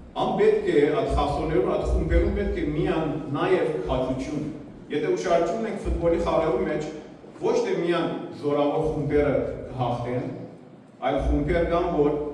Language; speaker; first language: Armenian; native; Armenian